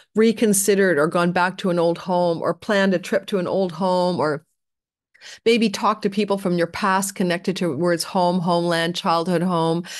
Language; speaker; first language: English; native; English